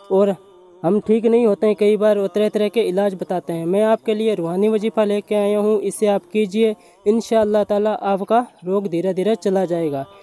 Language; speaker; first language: Urdu; native; Urdu